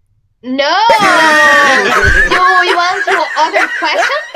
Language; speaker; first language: English; non-native, learner; Portuguese